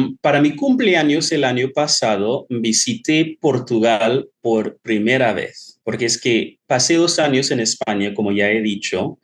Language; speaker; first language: Spanish; non-native, fluent; English